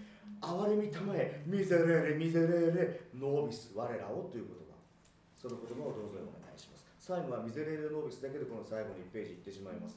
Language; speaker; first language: Japanese; native; Japanese